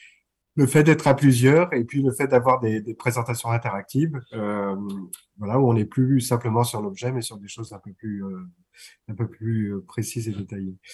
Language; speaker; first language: French; native; French